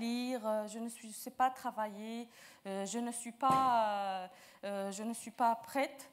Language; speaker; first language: French; non-native, local second language; Arabic